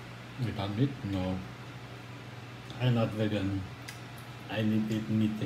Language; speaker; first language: English; non-native, learner; Portuguese